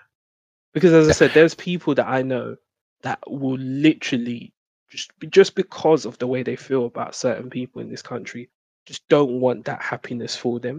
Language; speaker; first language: English; native; English